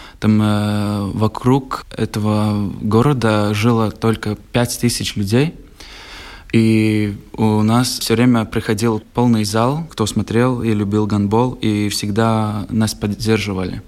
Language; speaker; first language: Russian; non-native, local second language; Latvian